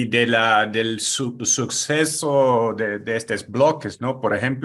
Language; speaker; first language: Spanish; non-native, fluent; Portuguese